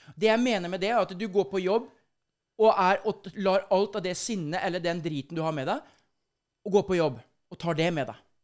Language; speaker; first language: Norwegian; native; Norwegian